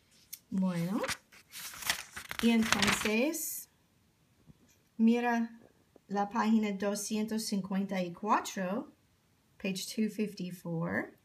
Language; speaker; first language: Spanish; non-native, fluent; English